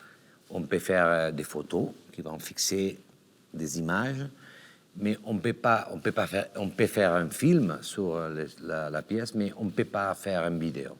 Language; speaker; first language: French; non-native, learner; Catalan